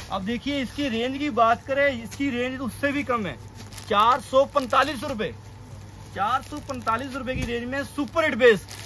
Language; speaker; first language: Hindi; non-native, local second language; Punjabi